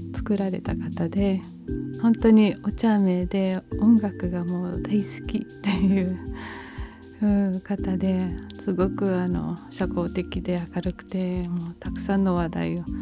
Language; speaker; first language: Japanese; early bilingual, heritage; Japanese